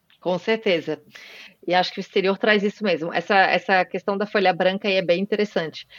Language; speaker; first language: Portuguese; native; Portuguese